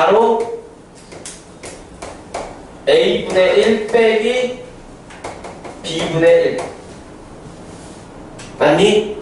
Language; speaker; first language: Korean; native; Korean